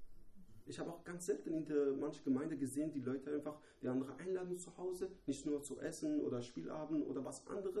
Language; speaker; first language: German; non-native, learner; Persian